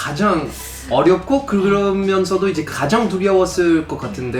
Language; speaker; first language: Korean; non-native, fluent; French